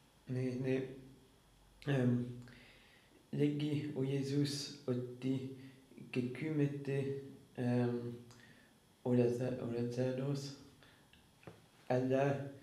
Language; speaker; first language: Greek; non-native, learner; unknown